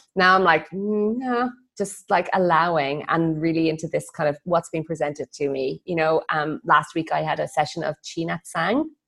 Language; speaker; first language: English; native; English